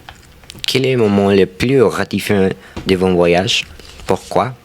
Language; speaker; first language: French; non-native, learner; Spanish